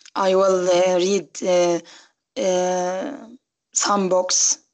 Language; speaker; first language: English; non-native, learner; Arabic